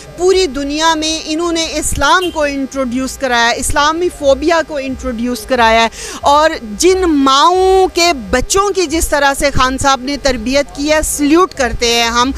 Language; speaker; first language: Urdu; native; Urdu